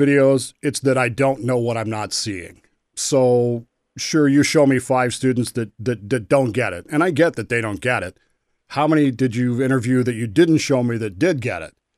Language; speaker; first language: English; native; English